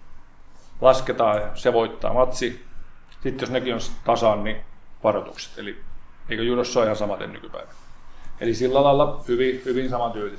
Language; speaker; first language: Finnish; native; Finnish